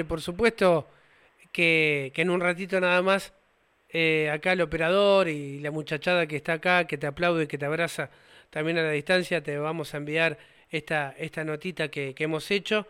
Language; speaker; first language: Spanish; native; Spanish